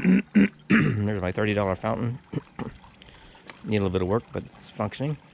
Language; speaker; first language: English; native; English